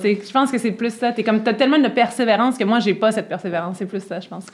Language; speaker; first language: French; native; French